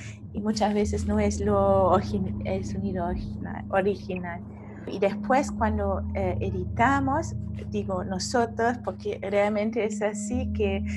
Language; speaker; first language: Spanish; non-native, fluent; German